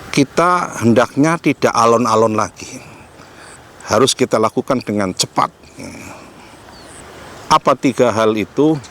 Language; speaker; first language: Indonesian; non-native, local second language; Javanese